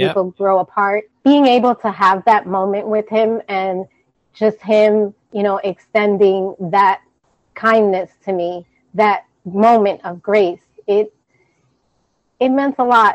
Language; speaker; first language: English; native; English